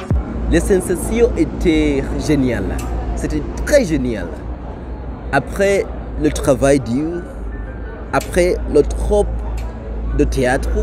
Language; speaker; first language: French; non-native, learner; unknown